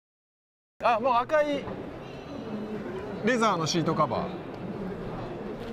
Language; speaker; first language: Japanese; native; Japanese